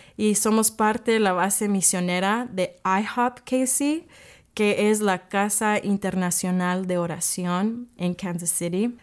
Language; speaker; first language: Spanish; early bilingual, heritage; English